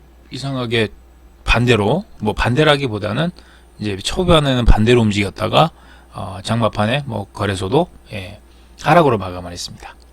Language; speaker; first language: Korean; native; Korean